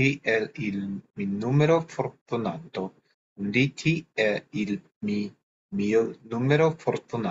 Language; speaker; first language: Italian; non-native, learner; Portuguese